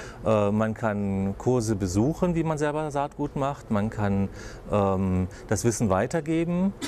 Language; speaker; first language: German; native; German